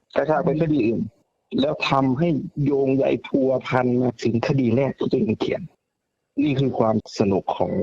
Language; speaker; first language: Thai; native; Thai